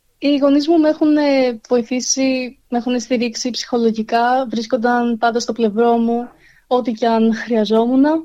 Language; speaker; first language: Greek; early bilingual, heritage; Greek